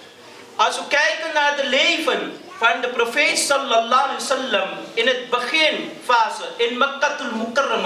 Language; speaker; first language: Dutch; early bilingual, other home language; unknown